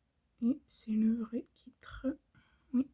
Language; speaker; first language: French; native; French